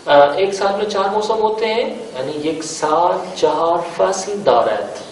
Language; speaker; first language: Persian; non-native, fluent; Urdu